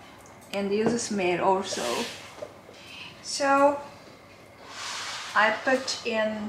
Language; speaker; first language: English; non-native, learner; Japanese